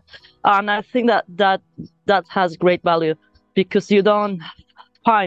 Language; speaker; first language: English; non-native, fluent; Spanish